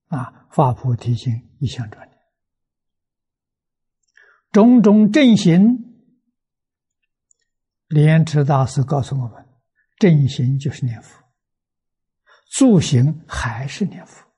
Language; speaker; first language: Chinese; native; Chinese